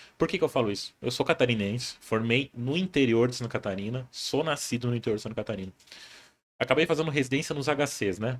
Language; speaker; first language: Portuguese; native; Portuguese